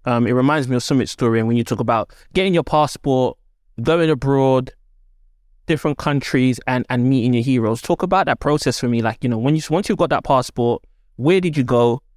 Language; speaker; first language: English; native; English